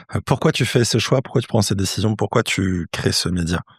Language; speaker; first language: French; native; French